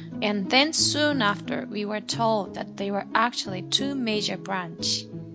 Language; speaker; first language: English; non-native, fluent; Romanian